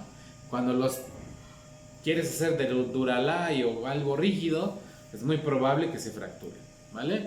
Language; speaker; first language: Spanish; native; Spanish